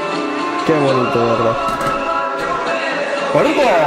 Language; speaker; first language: Spanish; native; Spanish